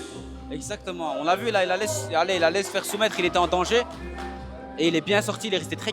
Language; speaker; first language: French; native; French